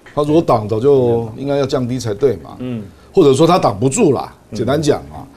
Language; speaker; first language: Chinese; native; Chinese